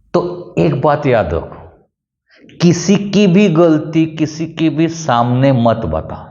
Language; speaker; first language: Hindi; non-native, local second language; Marathi